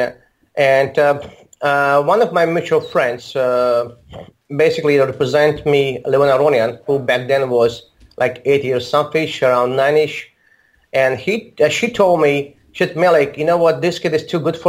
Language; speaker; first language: English; non-native, fluent; Azerbaijani